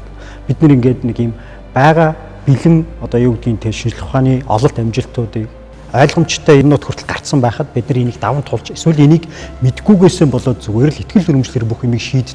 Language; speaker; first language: Mongolian; native; Mongolian